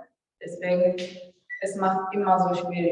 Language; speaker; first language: German; non-native, fluent; Japanese